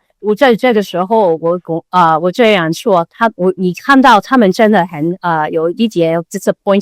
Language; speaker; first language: Chinese; non-native, learner; Cantonese